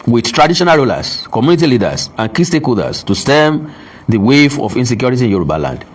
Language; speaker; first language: English; non-native, local second language; Yoruba